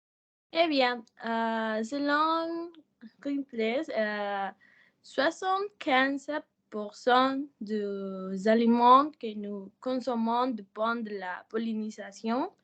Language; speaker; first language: French; non-native, learner; Spanish